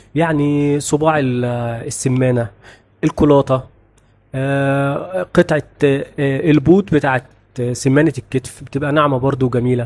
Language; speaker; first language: Arabic; native; Arabic